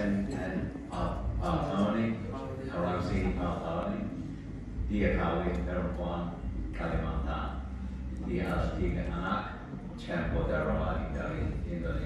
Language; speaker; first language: Indonesian; non-native, learner; English